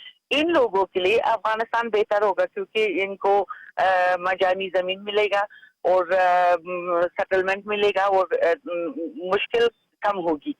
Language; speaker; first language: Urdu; non-native, fluent; Persian